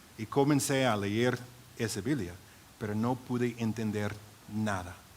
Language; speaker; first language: Spanish; non-native, fluent; English